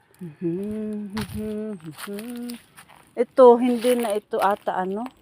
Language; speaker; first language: Filipino; non-native, local second language; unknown